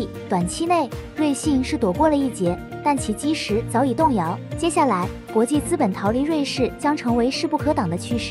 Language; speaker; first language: Chinese; native; Chinese